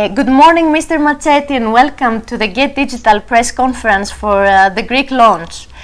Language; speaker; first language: English; non-native, fluent; Greek